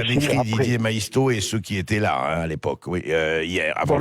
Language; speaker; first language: French; native; French